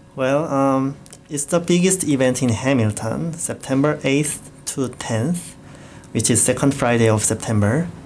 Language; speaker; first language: English; non-native, fluent; Korean